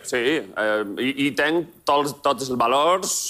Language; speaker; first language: Catalan; non-native, local second language; Spanish